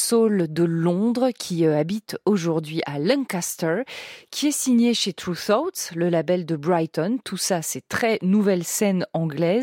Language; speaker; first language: French; native; French